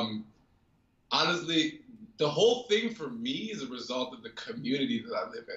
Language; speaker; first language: English; native; English